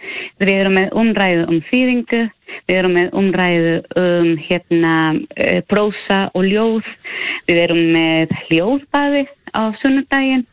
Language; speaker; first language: Icelandic; non-native, learner; Spanish